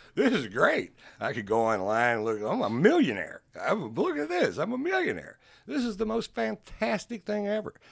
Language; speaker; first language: English; native; English